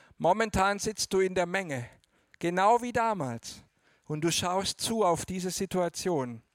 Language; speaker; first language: German; native; German